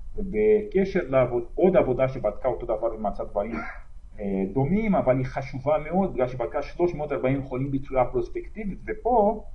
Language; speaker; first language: Hebrew; native; Hebrew